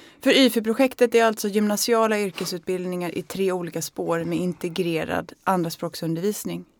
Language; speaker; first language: Swedish; native; Swedish